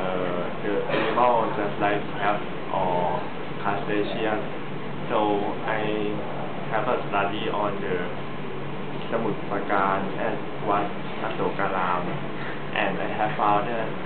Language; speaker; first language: English; non-native, learner; Thai